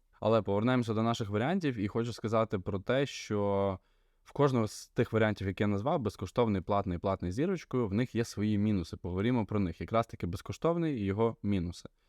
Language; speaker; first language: Ukrainian; non-native, local second language; Russian